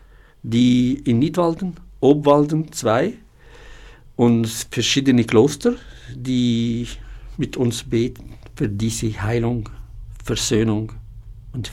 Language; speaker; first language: German; non-native, fluent; Arabic